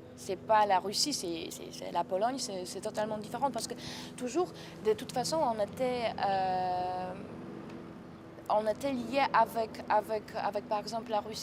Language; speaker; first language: French; non-native, fluent; Polish